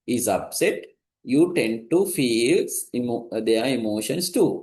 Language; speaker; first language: English; non-native, local second language; Sinhala